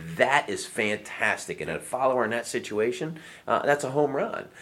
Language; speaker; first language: English; native; English